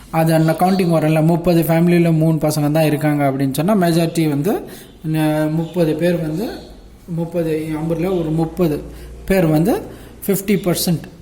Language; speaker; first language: Tamil; non-native, local second language; Urdu